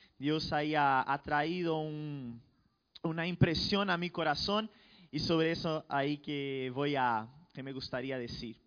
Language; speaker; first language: Spanish; non-native, fluent; Portuguese